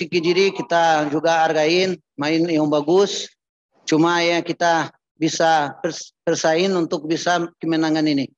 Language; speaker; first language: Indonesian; non-native, learner; Portuguese